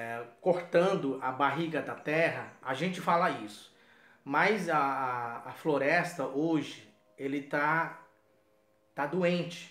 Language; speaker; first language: Portuguese; non-native, local second language; Yanomámi